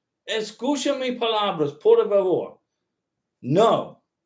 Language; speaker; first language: Spanish; non-native, learner; English